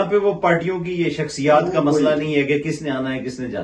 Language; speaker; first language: Hindi; native; Hindi